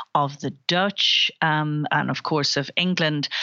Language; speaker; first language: English; native; English